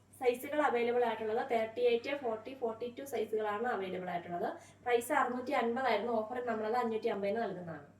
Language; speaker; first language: Malayalam; native; Malayalam